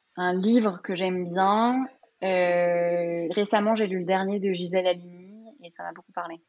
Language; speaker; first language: French; early bilingual, other home language; Arabic